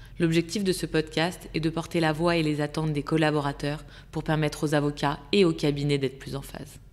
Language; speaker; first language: French; native; French